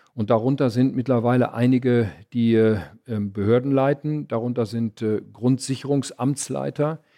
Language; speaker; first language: German; native; German